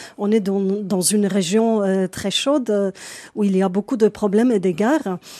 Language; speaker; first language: French; non-native, local second language; Arabic